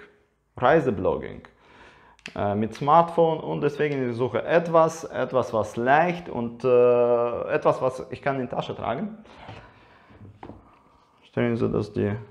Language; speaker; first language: German; non-native, learner; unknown